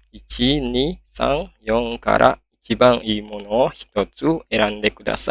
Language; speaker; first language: Japanese; non-native, fluent; Indonesian